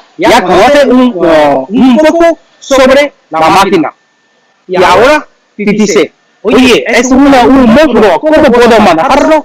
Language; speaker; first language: Spanish; non-native, learner; Chinese